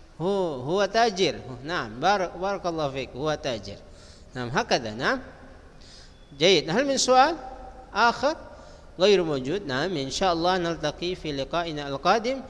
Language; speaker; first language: Arabic; non-native, fluent; Indonesian